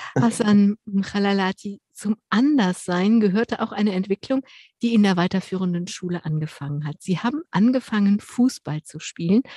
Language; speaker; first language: German; native; German